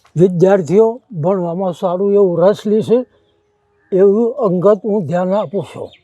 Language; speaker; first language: Gujarati; native; Gujarati